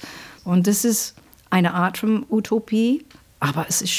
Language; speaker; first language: German; non-native, fluent; English